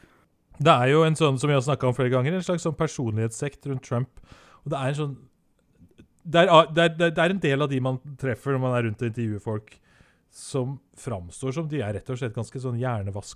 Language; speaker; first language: Norwegian; native; Norwegian